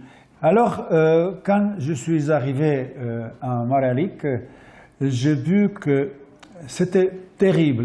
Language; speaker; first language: French; non-native, fluent; Armenian